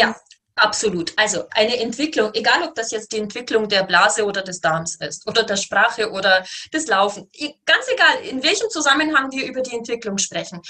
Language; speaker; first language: German; native; German